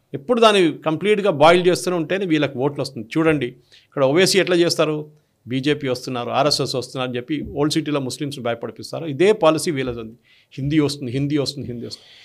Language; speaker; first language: Telugu; non-native, local second language; Malayalam